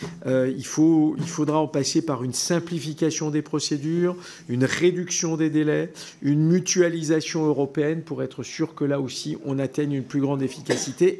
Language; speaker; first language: French; native; French